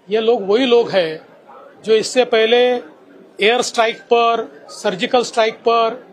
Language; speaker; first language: Hindi; non-native, local second language; Marathi